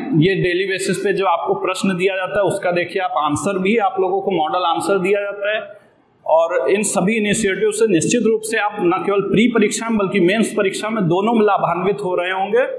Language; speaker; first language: Hindi; native; Hindi